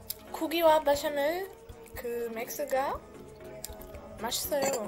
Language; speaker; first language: Korean; non-native, learner; Arabic